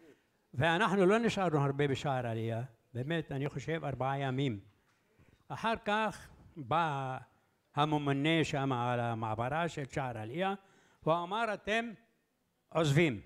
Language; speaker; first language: Hebrew; early bilingual, other home language; Arabic